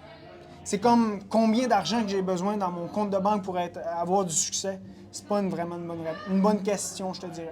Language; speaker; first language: French; native; French